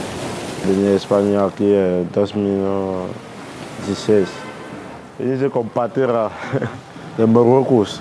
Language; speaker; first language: Spanish; non-native, learner; Arabic